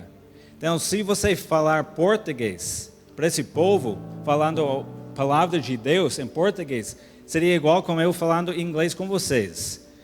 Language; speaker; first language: Portuguese; non-native, fluent; English